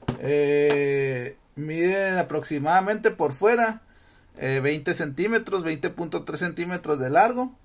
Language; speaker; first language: Spanish; native; Spanish